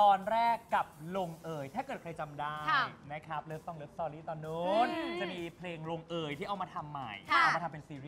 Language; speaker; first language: Thai; native; Thai